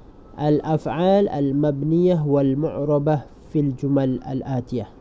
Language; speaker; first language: Arabic; non-native, fluent; Malay